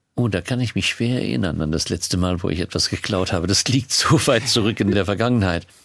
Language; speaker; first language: German; non-native, fluent; English